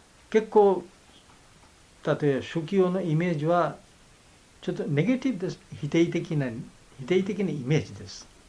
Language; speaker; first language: Japanese; non-native, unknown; Bangla